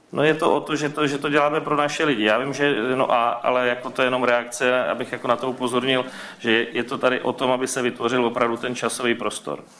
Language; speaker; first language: Czech; native; Czech